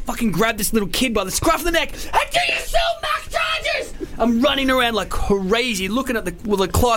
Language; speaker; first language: English; native; English